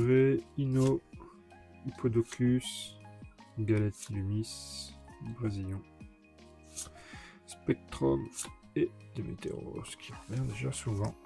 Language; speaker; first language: French; native; French